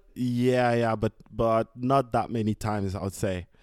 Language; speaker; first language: English; non-native, fluent; French